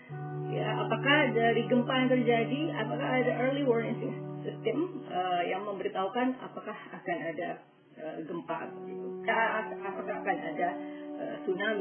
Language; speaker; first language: Indonesian; native; Indonesian